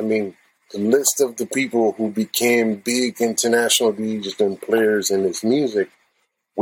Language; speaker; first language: English; non-native, fluent; Spanish